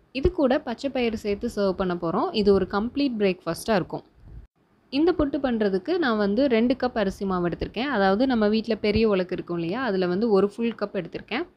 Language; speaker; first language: Tamil; native; Tamil